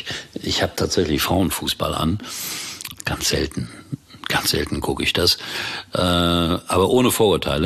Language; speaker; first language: German; native; German